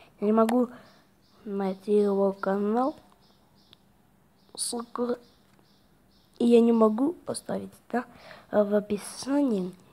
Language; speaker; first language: Russian; non-native, fluent; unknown